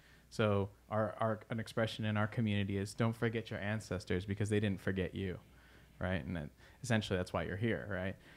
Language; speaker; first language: English; early bilingual, other home language; Spanish